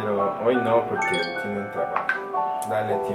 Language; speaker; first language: Spanish; native; Spanish